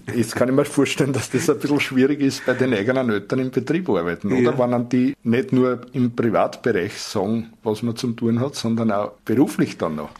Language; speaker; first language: German; native; German